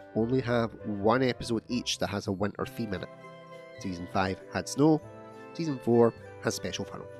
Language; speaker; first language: English; native; English